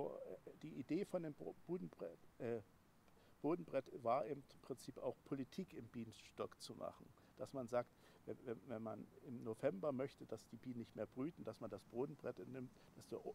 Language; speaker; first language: German; native; German